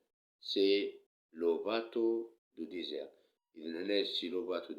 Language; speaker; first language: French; non-native, local second language; Arabic